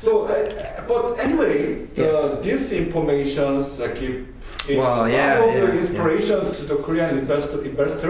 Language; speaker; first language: English; non-native, learner; Korean